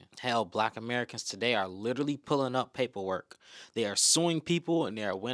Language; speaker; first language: English; native; English